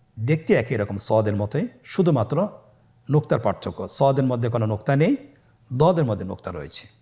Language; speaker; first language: Bangla; native; Bangla